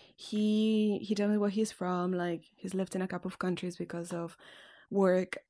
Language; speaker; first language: English; non-native, fluent; Spanish